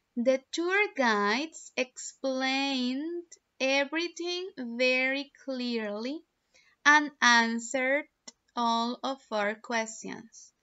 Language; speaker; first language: English; non-native, fluent; Spanish